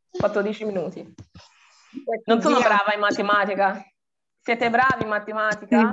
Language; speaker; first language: Italian; non-native, fluent; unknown